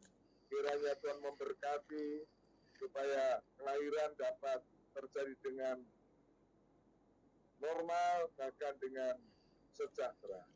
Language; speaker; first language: Indonesian; native; Indonesian